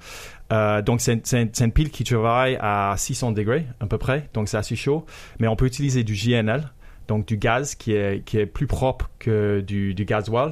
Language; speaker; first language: French; non-native, fluent; English